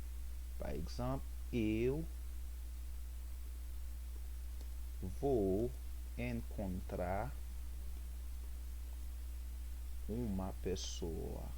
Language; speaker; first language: Portuguese; non-native, fluent; Haitian Creole